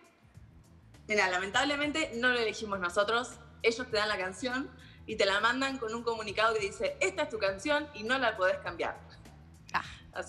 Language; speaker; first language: Spanish; native; Spanish